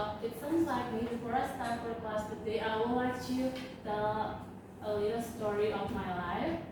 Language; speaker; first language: English; non-native, learner; Indonesian